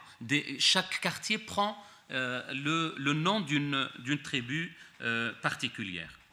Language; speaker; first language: French; non-native, local second language; Arabic